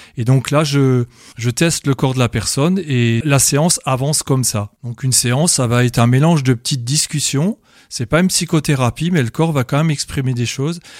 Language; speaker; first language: French; native; French